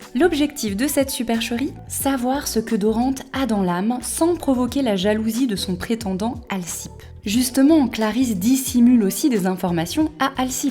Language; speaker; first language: French; native; French